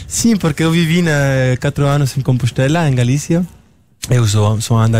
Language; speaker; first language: Portuguese; non-native, learner; Spanish